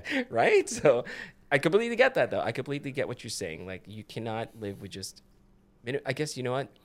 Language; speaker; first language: English; non-native, local second language; Filipino